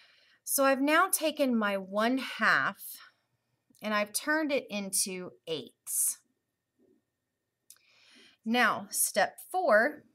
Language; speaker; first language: English; native; English